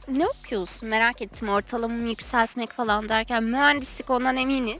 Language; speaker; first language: Turkish; native; Turkish